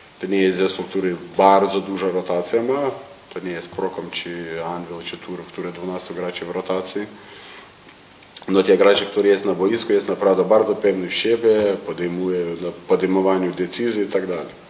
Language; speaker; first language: Polish; non-native, learner; Lithuanian